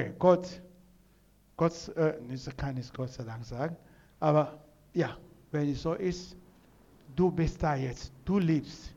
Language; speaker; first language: German; non-native, learner; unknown